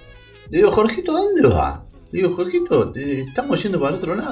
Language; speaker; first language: Spanish; native; Spanish